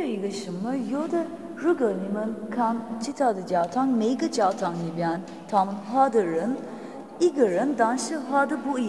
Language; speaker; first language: Chinese; non-native, fluent; Turkish